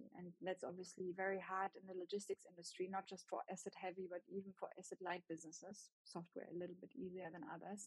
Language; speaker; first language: English; non-native, fluent; German